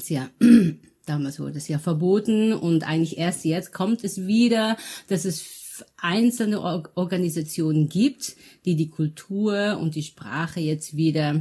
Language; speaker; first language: German; early bilingual, other home language; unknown